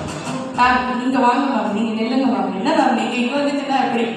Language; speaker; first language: Tamil; native; Tamil